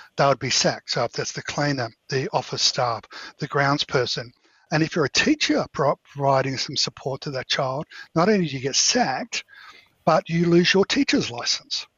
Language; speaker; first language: English; native; English